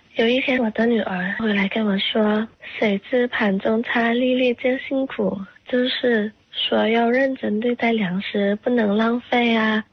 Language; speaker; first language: Chinese; non-native, fluent; Thai